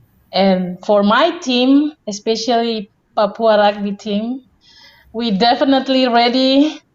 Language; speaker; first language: English; non-native, fluent; Indonesian